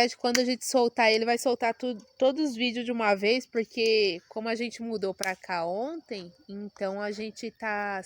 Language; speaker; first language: Portuguese; native; Portuguese